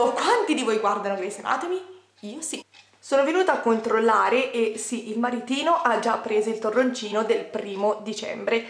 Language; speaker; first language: Italian; native; Italian